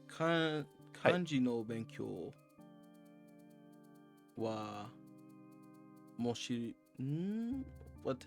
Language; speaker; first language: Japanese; non-native, learner; English